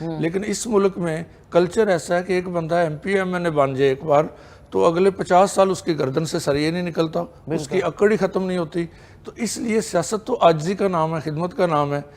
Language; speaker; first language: Urdu; non-native, local second language; Punjabi